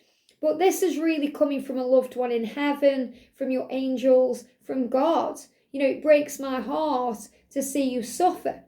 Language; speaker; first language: English; native; English